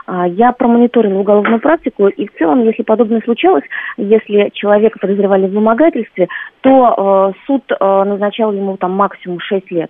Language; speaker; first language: Russian; native; Russian